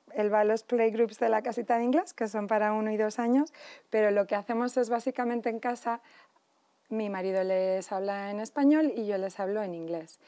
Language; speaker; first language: Spanish; native; Spanish